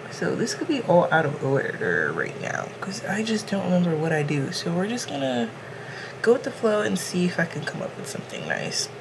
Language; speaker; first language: English; native; English